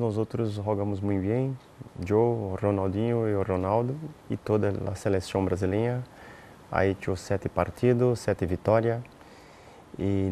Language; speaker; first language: Spanish; non-native, learner; Portuguese